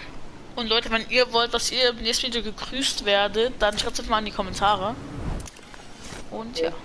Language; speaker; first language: German; native; German